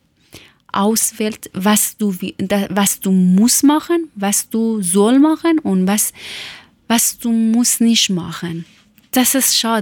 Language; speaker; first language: German; non-native, learner; Persian